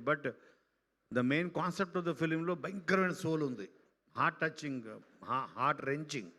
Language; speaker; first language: Telugu; native; Telugu